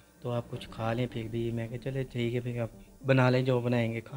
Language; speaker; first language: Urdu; non-native, local second language; Punjabi